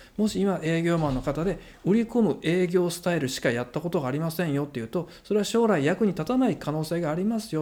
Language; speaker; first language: Japanese; native; Japanese